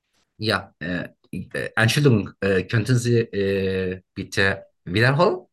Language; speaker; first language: German; non-native, learner; Turkish